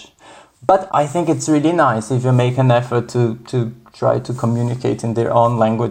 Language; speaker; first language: English; non-native, fluent; Portuguese